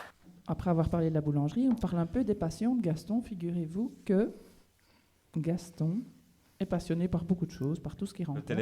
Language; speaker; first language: French; native; French